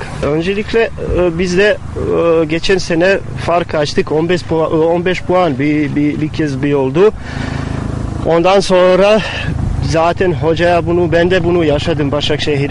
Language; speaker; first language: Turkish; non-native, fluent; Bosnian